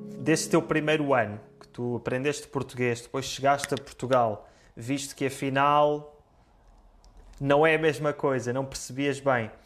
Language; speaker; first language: Portuguese; native; Portuguese